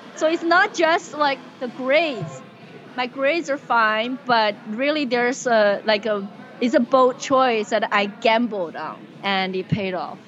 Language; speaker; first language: English; non-native, fluent; Chinese